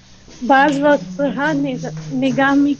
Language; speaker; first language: Persian; non-native, learner; Urdu